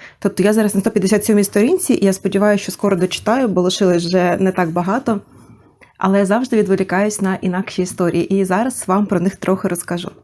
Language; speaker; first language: Ukrainian; native; Ukrainian